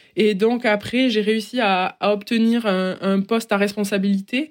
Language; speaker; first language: French; native; French